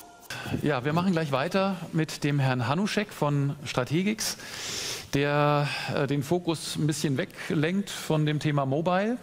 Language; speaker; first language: German; native; German